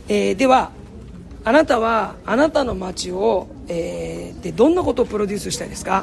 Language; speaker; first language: Japanese; native; Japanese